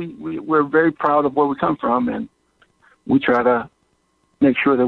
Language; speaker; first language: English; native; English